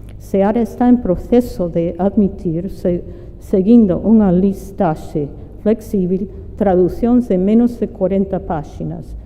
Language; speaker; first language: Galician; non-native, fluent; English